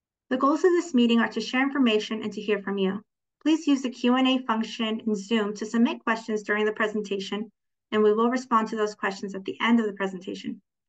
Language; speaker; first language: English; native; English